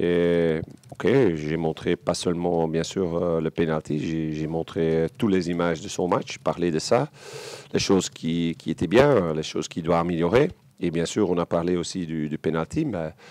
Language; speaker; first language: French; non-native, local second language; Dutch